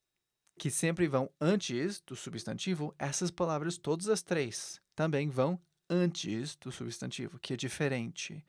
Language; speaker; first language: Portuguese; non-native, fluent; English